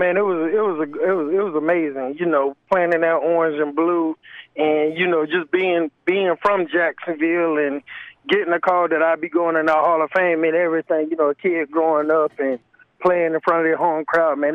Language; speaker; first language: English; native; English